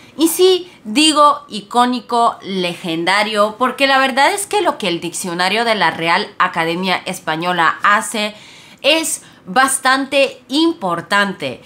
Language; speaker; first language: Spanish; non-native, fluent; Bulgarian